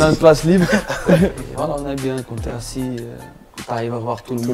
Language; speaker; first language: French; non-native, fluent; Portuguese